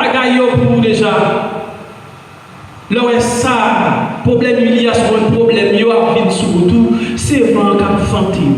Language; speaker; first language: French; non-native, local second language; Haitian Creole